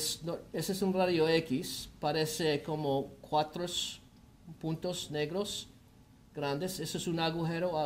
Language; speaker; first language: Spanish; non-native, learner; English